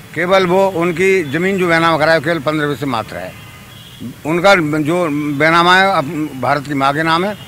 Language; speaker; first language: Hindi; native; Hindi